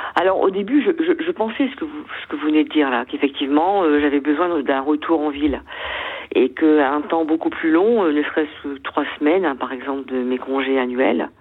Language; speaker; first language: French; native; French